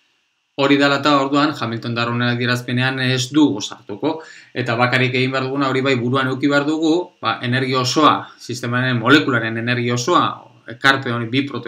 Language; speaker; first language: Basque; non-native, local second language; Spanish